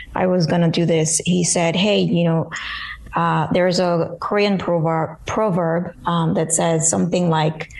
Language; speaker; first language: English; early bilingual, other home language; Korean